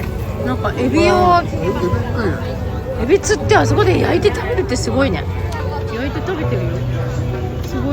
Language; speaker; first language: Japanese; native; Japanese